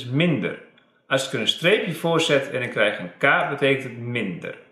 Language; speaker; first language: Dutch; native; Dutch